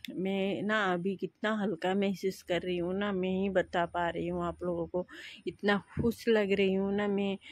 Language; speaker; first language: Hindi; non-native, local second language; Nepali